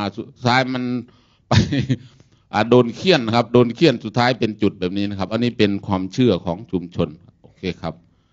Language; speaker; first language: Thai; non-native, local second language; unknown